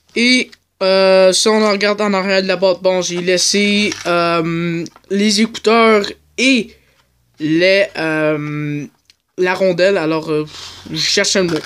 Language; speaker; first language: French; native; French